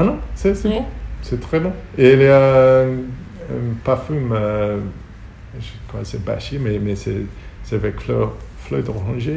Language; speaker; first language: French; non-native, learner; Hebrew